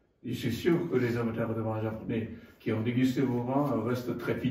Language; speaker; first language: French; non-native, fluent; Japanese